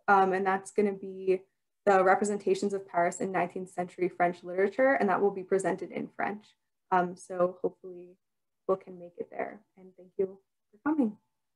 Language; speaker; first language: English; native; English